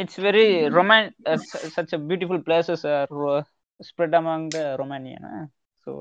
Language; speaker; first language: English; non-native, local second language; Tamil